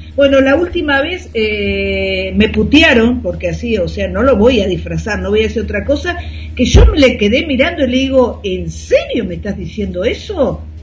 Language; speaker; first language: Spanish; native; Spanish